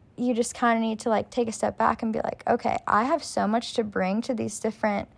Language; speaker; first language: English; native; English